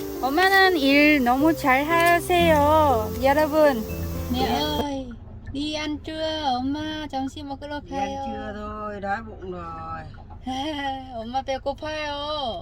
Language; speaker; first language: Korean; non-native, learner; Vietnamese